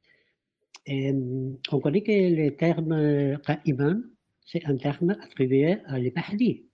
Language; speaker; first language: French; non-native, fluent; Spanish